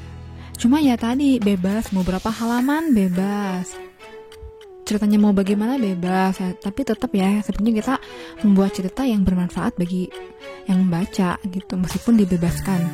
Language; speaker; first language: Indonesian; native; Indonesian